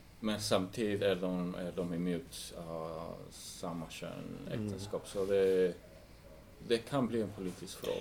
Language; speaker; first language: Swedish; non-native, fluent; English